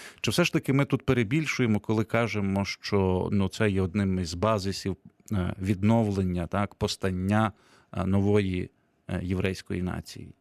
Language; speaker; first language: Ukrainian; native; Ukrainian